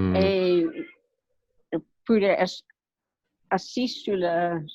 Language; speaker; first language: French; non-native, learner; English